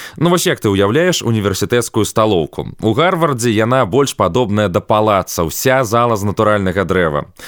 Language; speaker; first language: Belarusian; non-native, local second language; Russian